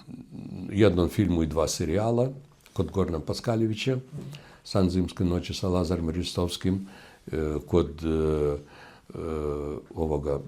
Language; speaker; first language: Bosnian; non-native, fluent; Russian